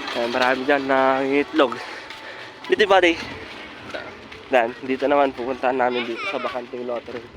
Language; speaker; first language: Filipino; native; Filipino